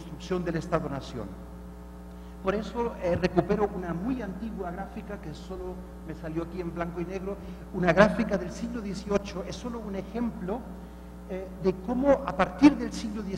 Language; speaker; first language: Spanish; non-native, fluent; German